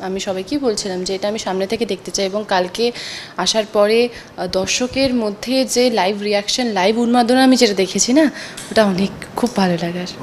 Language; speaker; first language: Bangla; native; Bangla